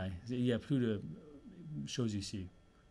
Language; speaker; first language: French; early bilingual, heritage; English